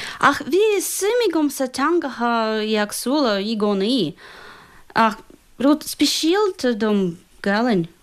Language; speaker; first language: Irish; non-native, fluent; Russian